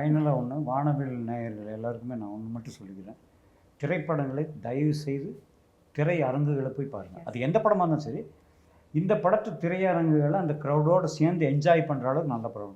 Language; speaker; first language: Tamil; native; Tamil